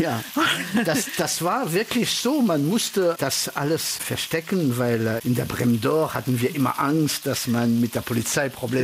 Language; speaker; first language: German; early bilingual, heritage; French